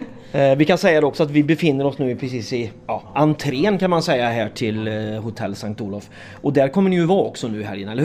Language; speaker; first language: Swedish; native; Swedish